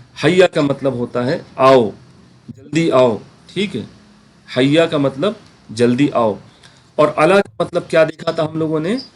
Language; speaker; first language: Urdu; native; Urdu